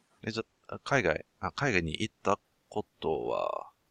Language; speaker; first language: Japanese; non-native, learner; English